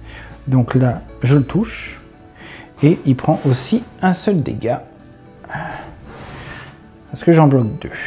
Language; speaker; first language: French; native; French